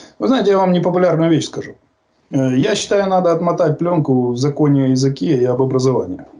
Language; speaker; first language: Russian; native; Russian